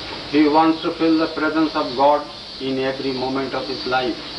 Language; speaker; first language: English; non-native, local second language; Bangla